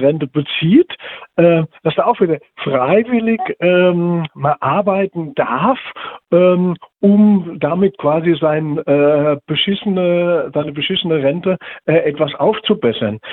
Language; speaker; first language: German; native; German